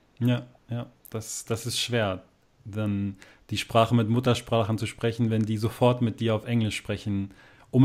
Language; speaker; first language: German; native; German